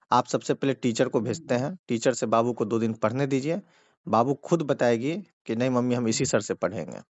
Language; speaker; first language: Hindi; native; Hindi